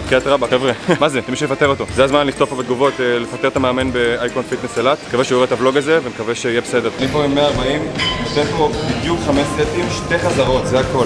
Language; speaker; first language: Hebrew; native; Hebrew